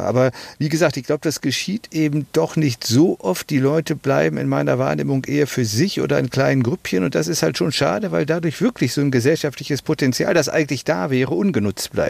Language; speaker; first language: German; native; German